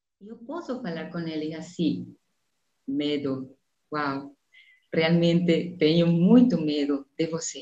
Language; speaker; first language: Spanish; non-native, fluent; Portuguese